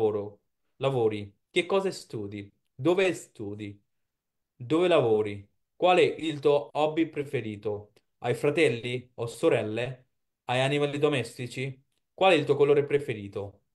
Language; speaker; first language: Italian; non-native, fluent; Bangla